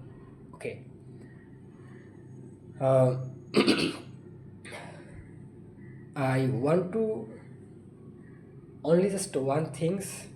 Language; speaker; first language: English; non-native, learner; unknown